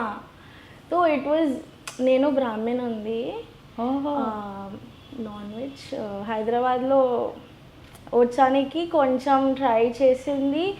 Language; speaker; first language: Telugu; non-native, learner; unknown